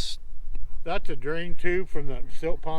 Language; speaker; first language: English; native; English